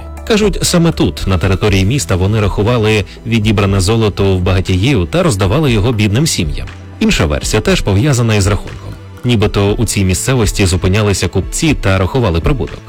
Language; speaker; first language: Ukrainian; native; Ukrainian